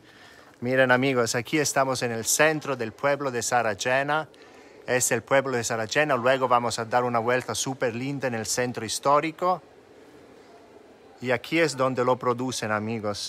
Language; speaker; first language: Spanish; non-native, fluent; Italian